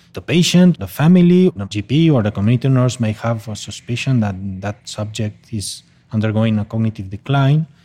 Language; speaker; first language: English; non-native, fluent; Spanish